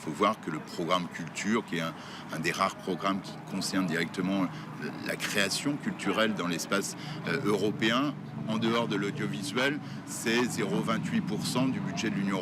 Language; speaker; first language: French; native; French